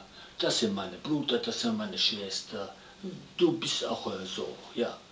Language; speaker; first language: German; non-native, learner; Italian